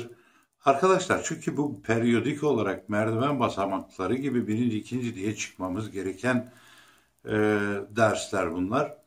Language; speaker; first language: Turkish; native; Turkish